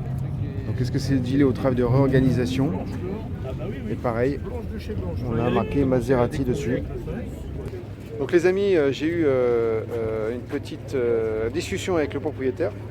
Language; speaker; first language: French; native; French